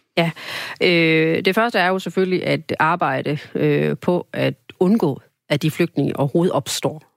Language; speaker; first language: Danish; early bilingual, other home language; Tamil